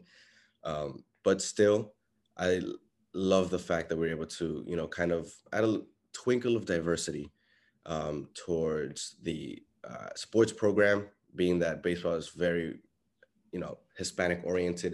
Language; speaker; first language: English; non-native, fluent; Spanish